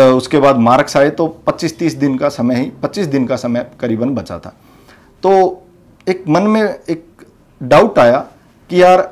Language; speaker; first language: Hindi; native; Hindi